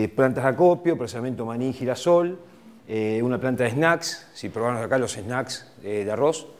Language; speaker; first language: Spanish; native; Spanish